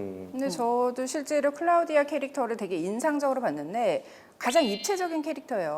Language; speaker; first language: Korean; native; Korean